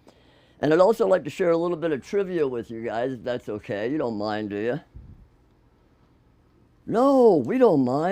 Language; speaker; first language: English; native; English